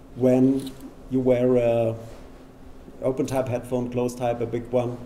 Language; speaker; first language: English; non-native, fluent; German